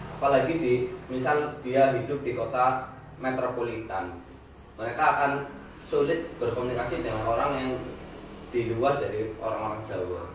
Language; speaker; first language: Indonesian; non-native, local second language; Javanese